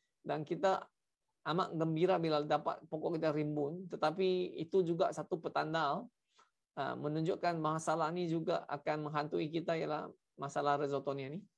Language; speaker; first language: Malay; non-native, local second language; Chinese